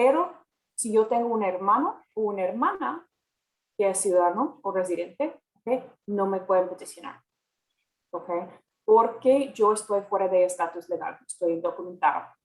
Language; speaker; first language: Spanish; non-native, fluent; English